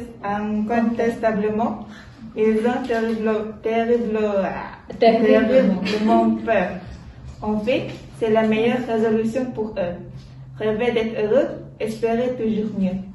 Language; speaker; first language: French; non-native, learner; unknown